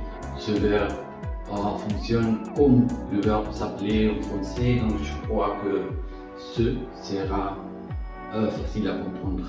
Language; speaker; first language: French; non-native, fluent; Spanish